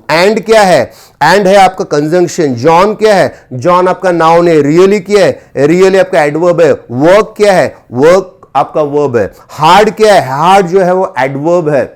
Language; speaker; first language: Hindi; non-native, local second language; Marathi